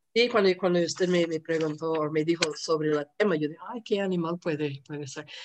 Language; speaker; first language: Spanish; non-native, fluent; English